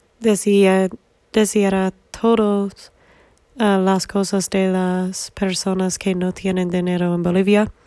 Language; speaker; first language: Spanish; non-native, learner; English